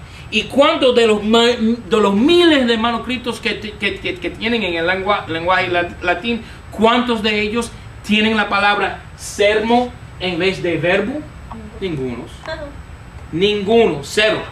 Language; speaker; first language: Spanish; non-native, fluent; English